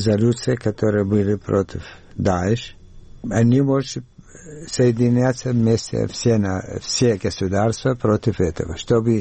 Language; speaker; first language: Russian; non-native, learner; Arabic